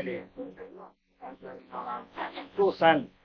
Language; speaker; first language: English; non-native, learner; Bangla